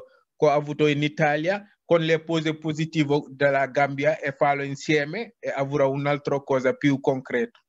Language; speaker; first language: Italian; non-native, learner; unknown